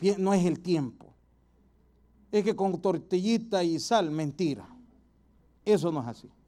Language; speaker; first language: Spanish; native; Spanish